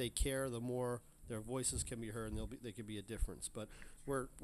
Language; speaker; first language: English; native; English